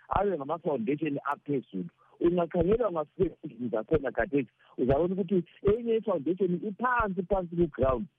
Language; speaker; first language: Zulu; non-native, local second language; Shona